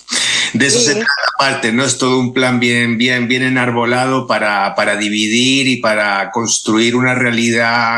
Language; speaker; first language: Spanish; native; Spanish